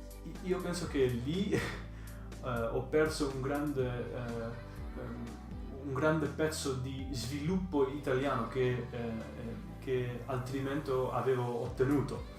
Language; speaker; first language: Italian; early bilingual, heritage; Dutch